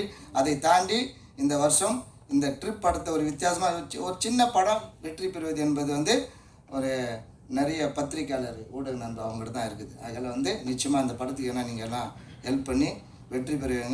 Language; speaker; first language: Tamil; native; Tamil